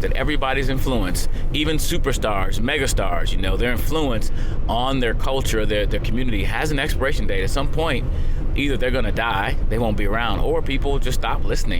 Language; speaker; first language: English; native; English